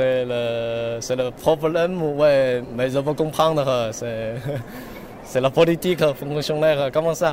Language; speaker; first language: French; non-native, learner; Chinese